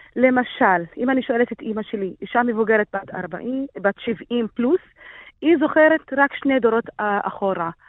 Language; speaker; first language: Hebrew; non-native, local second language; Arabic